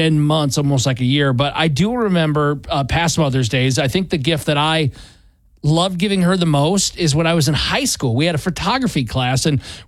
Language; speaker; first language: English; native; English